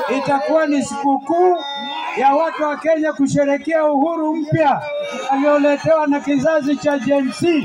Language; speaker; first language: Swahili; non-native, local second language; Kamba